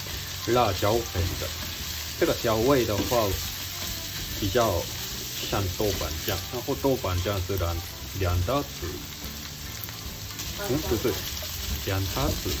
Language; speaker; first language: Chinese; non-native, fluent; Japanese